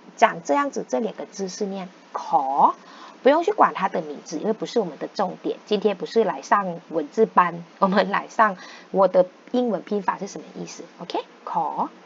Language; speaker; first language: Chinese; non-native, fluent; Thai